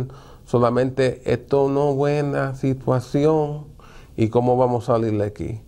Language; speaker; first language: Spanish; early bilingual, heritage; Spanish